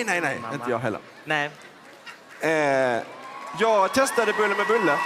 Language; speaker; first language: Swedish; native; Swedish